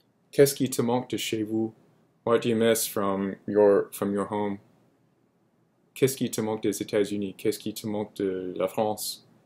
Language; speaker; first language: French; non-native, fluent; English